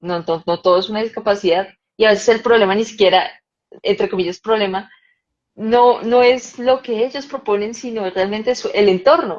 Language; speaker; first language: Spanish; native; Spanish